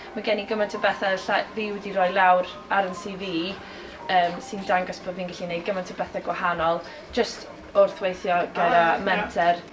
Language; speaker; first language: Welsh; native; Welsh